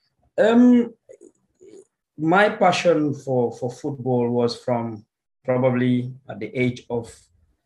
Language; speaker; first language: English; non-native, local second language; Wolof